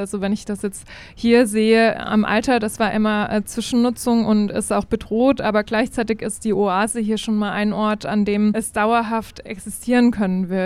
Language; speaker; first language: German; native; German